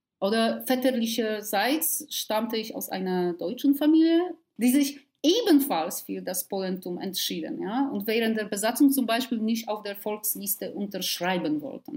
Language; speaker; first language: German; non-native, fluent; Polish